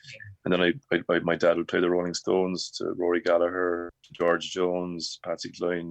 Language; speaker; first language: English; native; English